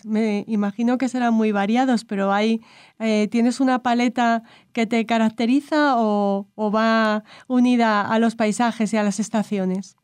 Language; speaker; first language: Spanish; native; Spanish